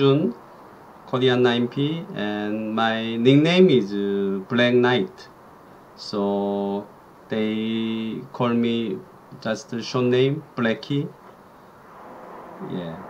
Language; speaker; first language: English; non-native, learner; Korean